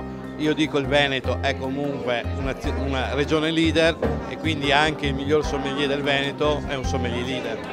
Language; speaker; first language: Italian; native; Italian